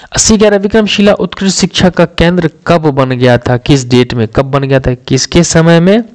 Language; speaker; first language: Hindi; native; Hindi